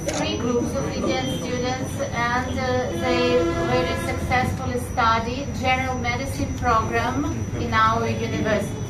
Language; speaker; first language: English; non-native, fluent; Russian